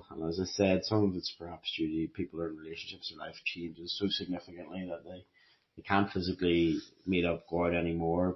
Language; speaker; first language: English; native; English